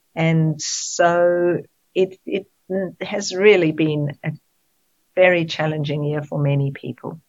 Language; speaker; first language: English; native; English